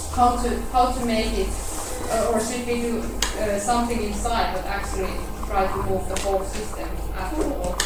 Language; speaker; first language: English; non-native, fluent; Finnish